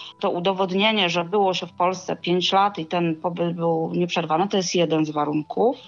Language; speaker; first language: Polish; native; Polish